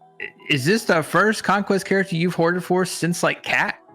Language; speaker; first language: English; native; English